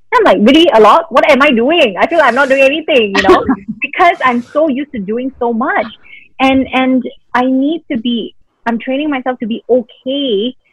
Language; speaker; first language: English; native; English